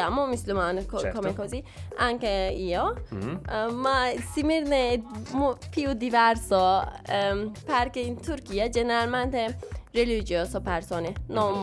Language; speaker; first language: Italian; non-native, learner; Turkish